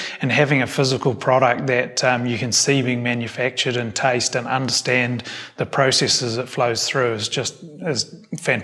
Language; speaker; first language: English; native; English